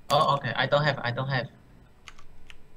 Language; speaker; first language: English; non-native, learner; Chinese